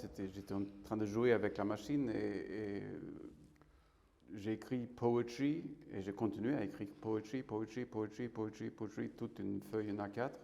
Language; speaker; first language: French; non-native, fluent; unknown